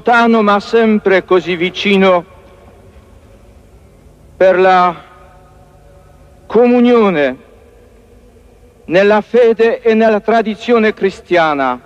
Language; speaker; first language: Italian; non-native, fluent; Polish